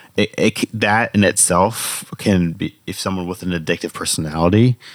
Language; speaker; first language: English; native; English